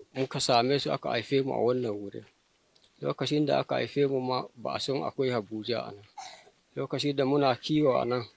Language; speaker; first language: Hausa; non-native, local second language; Fula